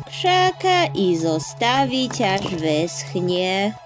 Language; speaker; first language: Polish; early bilingual, heritage; Polish